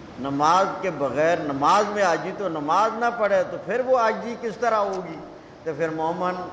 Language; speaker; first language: Urdu; non-native, local second language; Punjabi